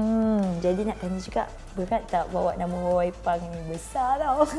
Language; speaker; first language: Malay; native; Malay